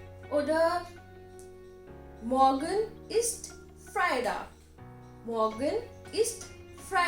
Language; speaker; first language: German; non-native, learner; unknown